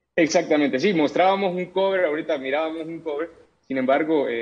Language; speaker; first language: Spanish; native; Spanish